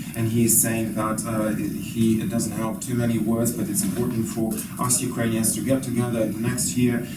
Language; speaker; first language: English; non-native, fluent; Ukrainian